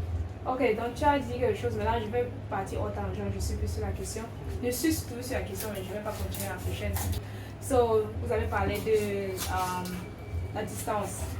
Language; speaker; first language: French; early bilingual, heritage; English